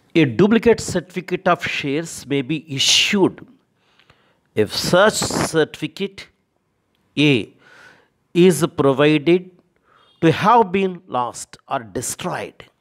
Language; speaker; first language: English; non-native, local second language; Telugu